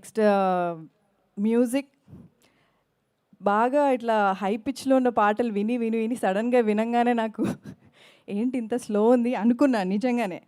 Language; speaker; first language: Telugu; native; Telugu